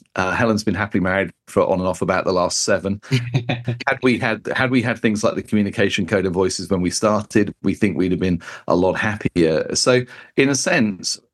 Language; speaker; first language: English; native; English